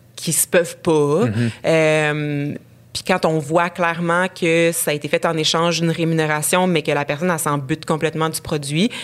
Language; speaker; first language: French; native; French